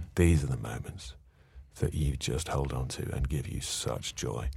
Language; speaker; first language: English; native; English